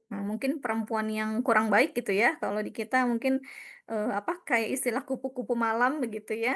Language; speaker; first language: Indonesian; native; Indonesian